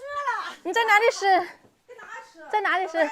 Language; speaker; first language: Chinese; non-native, fluent; Indonesian